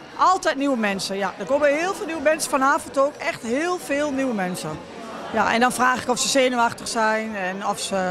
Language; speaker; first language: Dutch; native; Dutch